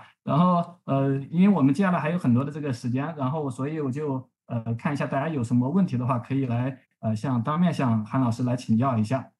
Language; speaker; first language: Chinese; native; Chinese